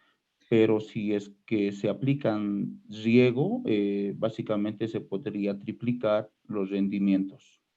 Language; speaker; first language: Spanish; native; Spanish